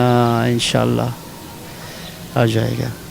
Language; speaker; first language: Hindi; non-native, learner; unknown